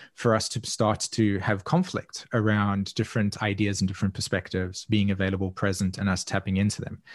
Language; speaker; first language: English; native; English